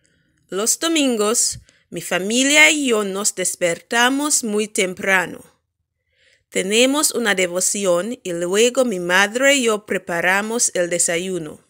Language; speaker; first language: Spanish; non-native, fluent; English